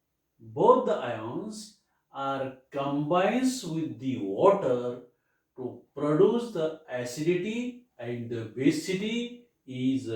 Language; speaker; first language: English; non-native, local second language; Marathi